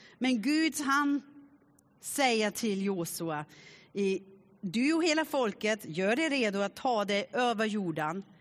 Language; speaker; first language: Swedish; non-native, fluent; German